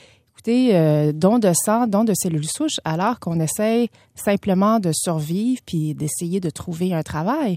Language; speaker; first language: French; early bilingual, other home language; Vietnamese